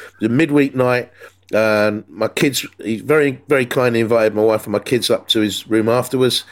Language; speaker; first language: English; native; English